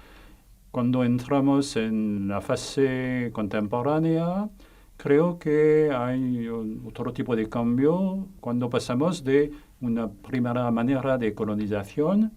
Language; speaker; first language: Spanish; non-native, fluent; French